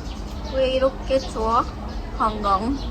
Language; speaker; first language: Korean; non-native, learner; Japanese